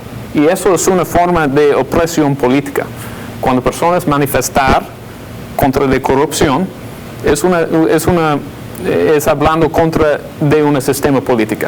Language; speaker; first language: Spanish; non-native, fluent; English